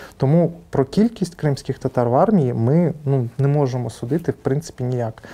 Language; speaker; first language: Ukrainian; non-native, local second language; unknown